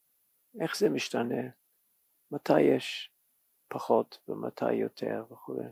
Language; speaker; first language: Hebrew; non-native, learner; English